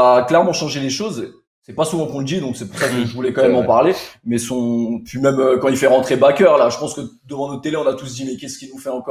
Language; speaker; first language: French; native; French